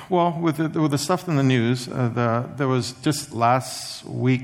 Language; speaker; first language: English; early bilingual, other home language; Spanish